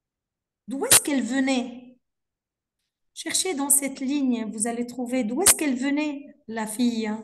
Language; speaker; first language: French; non-native, local second language; Arabic